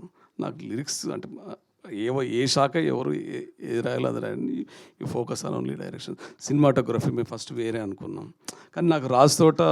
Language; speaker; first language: Telugu; native; Telugu